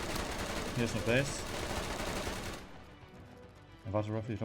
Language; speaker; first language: German; native; German